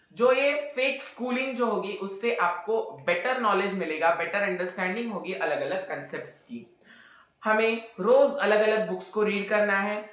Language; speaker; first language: Hindi; non-native, local second language; Marathi